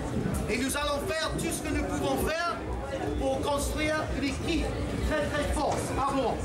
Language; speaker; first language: French; non-native, fluent; English